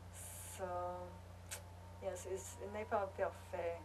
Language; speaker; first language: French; non-native, learner; English